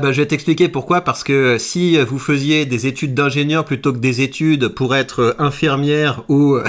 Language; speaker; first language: French; native; French